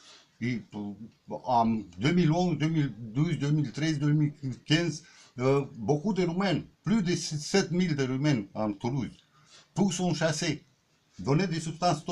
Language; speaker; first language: French; non-native, learner; Romanian